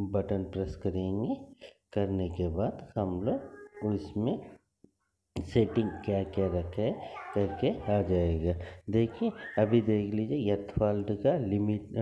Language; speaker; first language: Hindi; non-native, local second language; Tamil